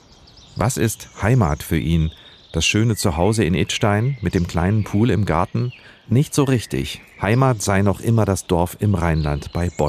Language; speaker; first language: German; native; German